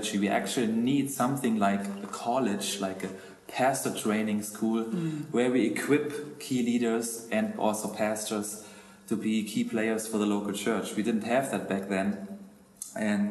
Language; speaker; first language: English; non-native, fluent; German